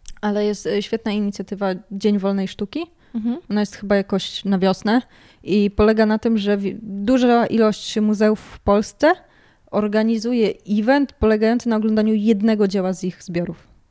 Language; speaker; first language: Polish; native; Polish